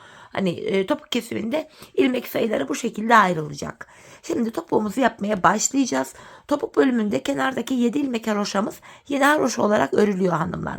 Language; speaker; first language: Turkish; native; Turkish